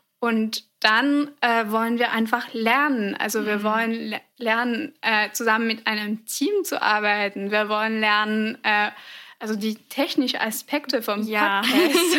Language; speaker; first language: German; non-native, fluent; French